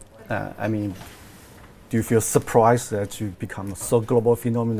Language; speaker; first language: English; non-native, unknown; Chinese